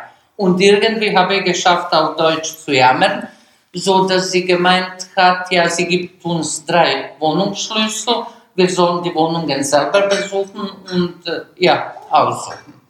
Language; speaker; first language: German; non-native, learner; Bosnian